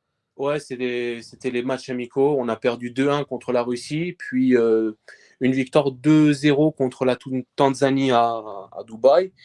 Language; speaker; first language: French; early bilingual, other home language; Persian